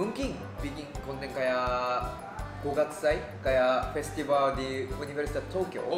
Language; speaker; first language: Indonesian; non-native, fluent; Japanese